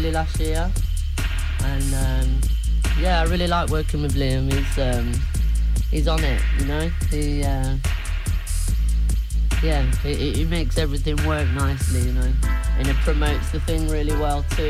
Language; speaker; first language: English; native; English